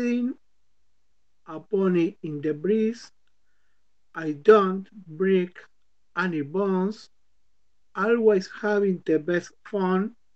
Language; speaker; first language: English; non-native, learner; Spanish